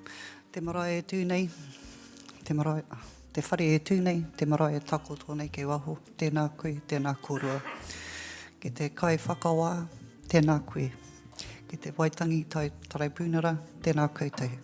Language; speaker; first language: Māori; non-native, local second language; English